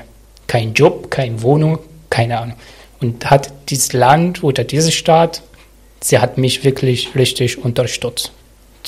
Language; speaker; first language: German; non-native, learner; Arabic